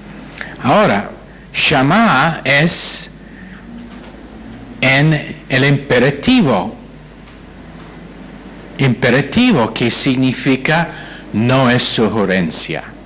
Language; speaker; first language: Spanish; non-native, fluent; English